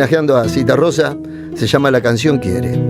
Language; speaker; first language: Spanish; native; Spanish